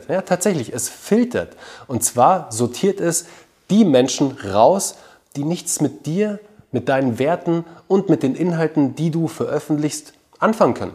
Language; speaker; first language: German; native; German